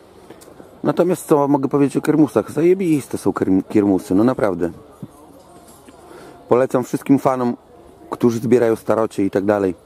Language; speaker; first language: Polish; native; Polish